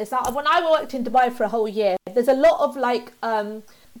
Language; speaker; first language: English; native; English